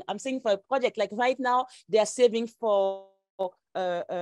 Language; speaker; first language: English; non-native, local second language; French